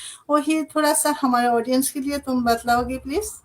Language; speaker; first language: Hindi; non-native, fluent; Bangla